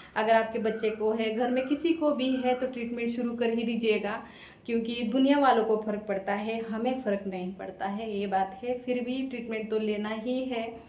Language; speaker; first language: Hindi; non-native, local second language; Marathi